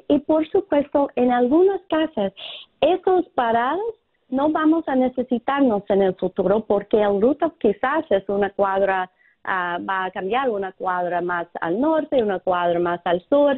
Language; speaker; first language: Spanish; non-native, fluent; English